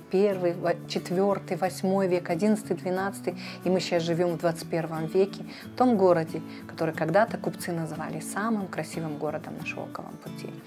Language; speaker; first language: Russian; native; Russian